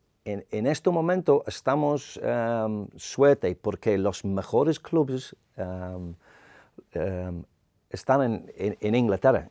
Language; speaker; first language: Spanish; non-native, learner; English